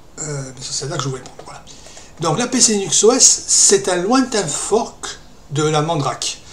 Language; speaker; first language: French; native; French